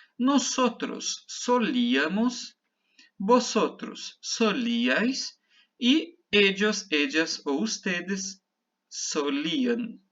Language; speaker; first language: Spanish; non-native, fluent; Portuguese